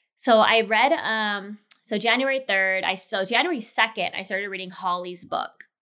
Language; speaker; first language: English; native; English